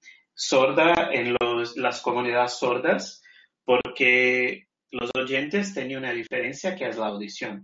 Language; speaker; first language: Spanish; non-native, fluent; Portuguese